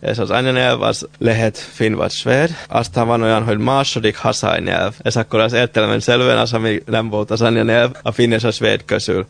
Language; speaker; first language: Hungarian; non-native, fluent; Finnish